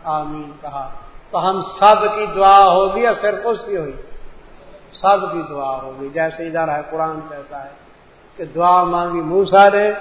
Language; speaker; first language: Urdu; non-native, local second language; Punjabi